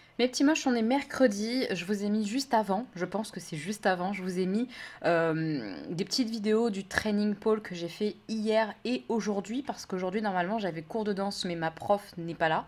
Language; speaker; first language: French; native; French